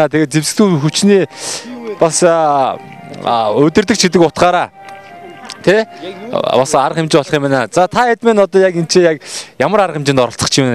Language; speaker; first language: Mongolian; native; Mongolian